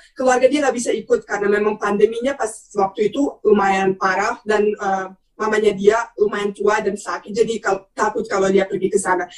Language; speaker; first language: Indonesian; non-native, fluent; Bosnian